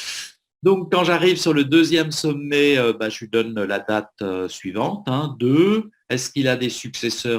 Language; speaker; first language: French; native; French